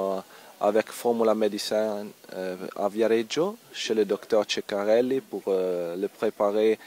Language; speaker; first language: French; non-native, learner; Italian